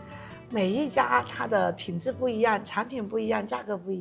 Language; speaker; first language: Chinese; native; Chinese